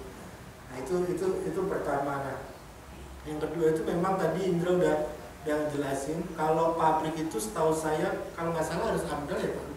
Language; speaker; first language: Indonesian; native; Indonesian